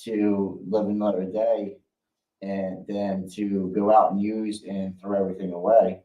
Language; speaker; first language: English; native; English